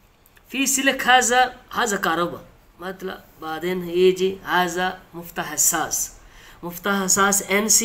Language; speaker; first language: Arabic; non-native, learner; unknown